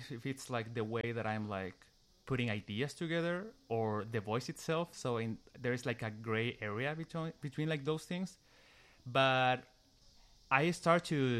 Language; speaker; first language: English; non-native, fluent; Spanish